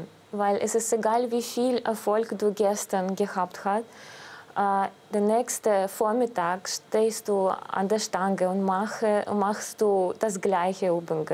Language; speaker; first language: German; non-native, fluent; Russian